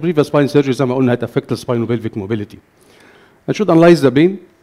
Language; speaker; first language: English; non-native, fluent; Arabic